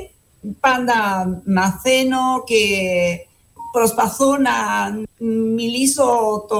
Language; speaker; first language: Greek; non-native, fluent; Spanish